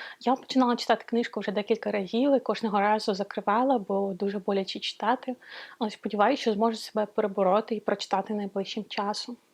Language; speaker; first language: Ukrainian; non-native, local second language; Russian